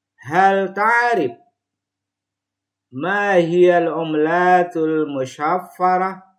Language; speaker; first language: Arabic; non-native, fluent; Indonesian